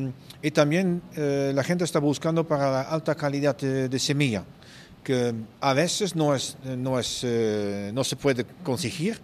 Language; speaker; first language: Spanish; non-native, fluent; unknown